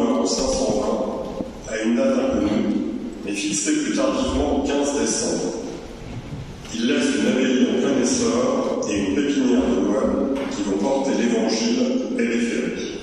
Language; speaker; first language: French; native; French